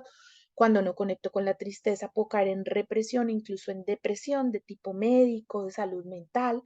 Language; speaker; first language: Spanish; native; Spanish